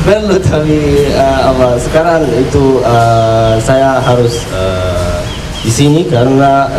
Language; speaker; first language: Indonesian; non-native, fluent; Arabic